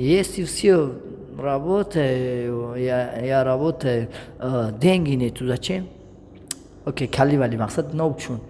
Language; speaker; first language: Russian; non-native, learner; Tajik